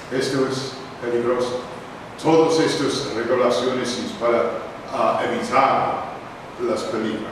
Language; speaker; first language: Spanish; non-native, learner; English